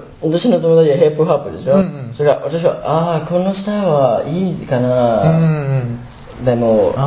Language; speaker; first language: Japanese; non-native, learner; Burmese